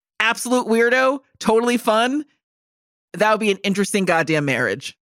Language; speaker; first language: English; native; English